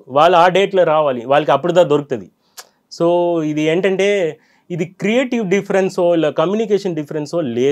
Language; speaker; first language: Telugu; non-native, fluent; Tamil